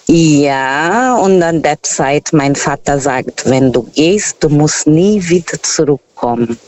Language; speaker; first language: German; non-native, fluent; Portuguese